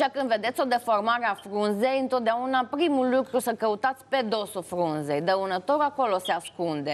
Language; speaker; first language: Romanian; native; Romanian